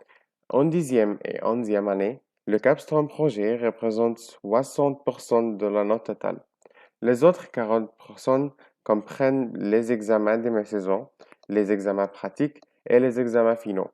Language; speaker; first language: French; non-native, learner; Arabic